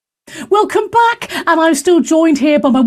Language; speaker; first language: English; native; English